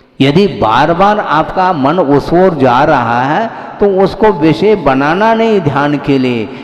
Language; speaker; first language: Hindi; non-native, local second language; Kannada